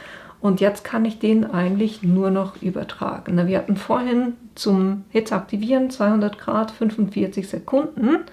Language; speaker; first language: German; native; German